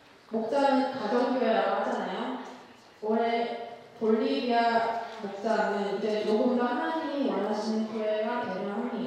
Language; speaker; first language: Korean; early bilingual, heritage; Korean